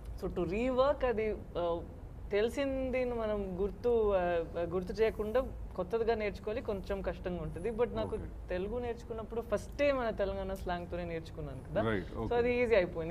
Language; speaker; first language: Telugu; non-native, local second language; Badaga